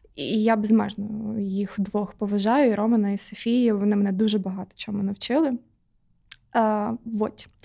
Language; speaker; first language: Ukrainian; non-native, local second language; Russian